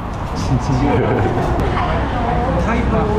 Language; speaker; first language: Thai; non-native, learner; Korean